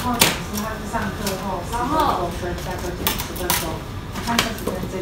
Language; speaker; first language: Chinese; native; Chinese